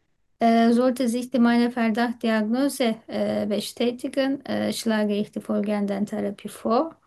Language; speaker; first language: German; non-native, learner; Turkish